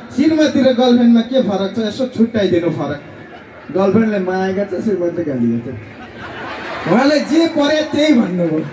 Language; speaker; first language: Nepali; native; Nepali